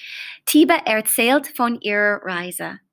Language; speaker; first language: German; non-native, fluent; English